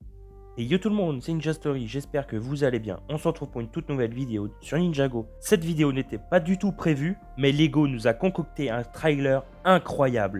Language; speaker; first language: French; native; French